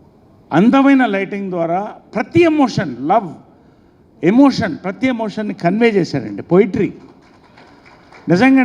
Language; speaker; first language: Telugu; native; Telugu